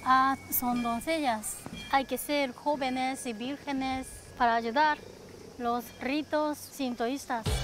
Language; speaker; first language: Spanish; non-native, learner; Japanese